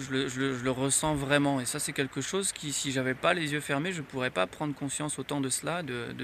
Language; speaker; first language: French; native; French